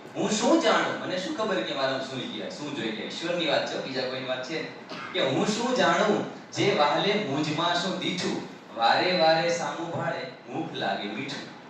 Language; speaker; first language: Gujarati; native; Gujarati